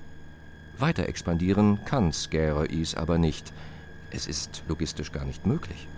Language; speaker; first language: German; native; German